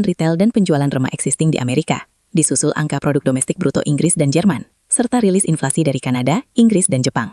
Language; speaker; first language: Indonesian; native; Indonesian